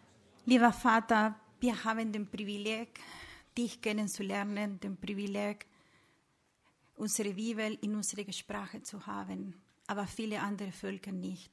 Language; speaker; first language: German; non-native, learner; Spanish